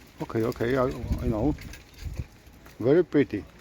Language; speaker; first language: English; non-native, learner; Polish